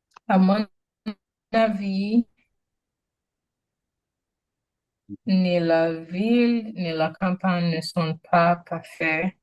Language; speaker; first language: French; non-native, learner; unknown